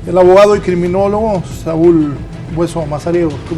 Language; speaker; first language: Spanish; native; Spanish